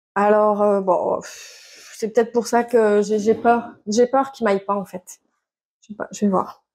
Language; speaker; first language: French; native; French